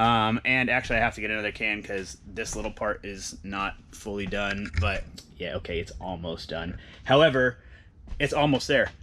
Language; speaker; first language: English; native; English